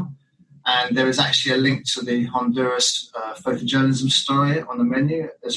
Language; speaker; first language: English; native; English